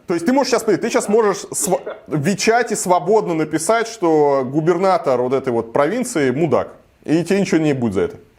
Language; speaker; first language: Russian; native; Russian